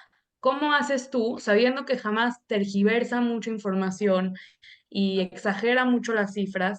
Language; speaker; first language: Spanish; native; Spanish